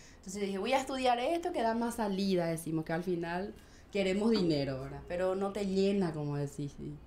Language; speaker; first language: Spanish; native; Spanish